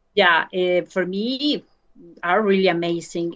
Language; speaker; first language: English; non-native, learner; Spanish